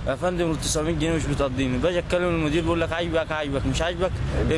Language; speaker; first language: Arabic; native; Arabic